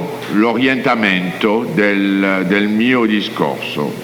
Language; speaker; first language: Italian; non-native, fluent; French